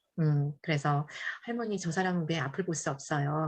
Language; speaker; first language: Korean; native; Korean